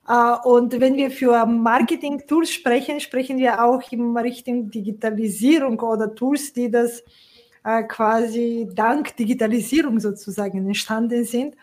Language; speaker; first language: German; non-native, fluent; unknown